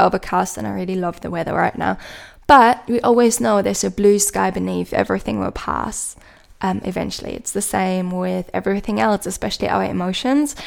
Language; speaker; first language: English; non-native, fluent; German